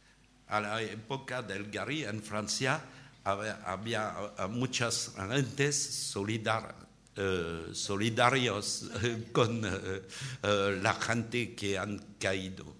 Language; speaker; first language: Spanish; non-native, learner; French